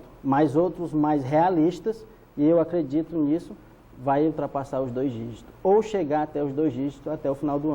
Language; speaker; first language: Portuguese; native; Portuguese